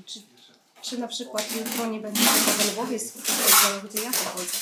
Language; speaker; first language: Polish; non-native, fluent; Ukrainian